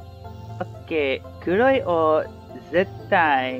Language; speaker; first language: Japanese; non-native, learner; English